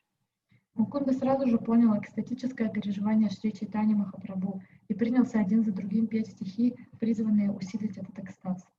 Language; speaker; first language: Russian; native; Russian